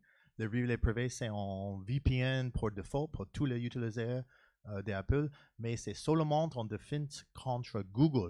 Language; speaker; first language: French; non-native, learner; English